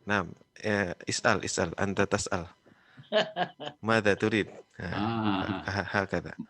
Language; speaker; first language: Arabic; non-native, fluent; Indonesian